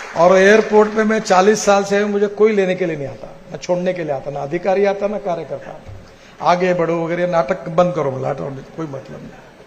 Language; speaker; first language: Hindi; non-native, local second language; Marathi